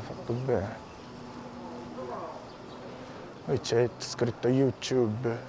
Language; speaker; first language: Italian; non-native, fluent; Japanese